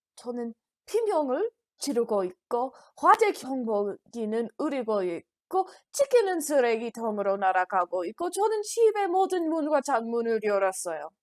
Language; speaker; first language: Korean; non-native, learner; English